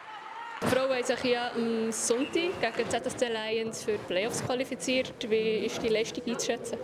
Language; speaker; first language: German; native; German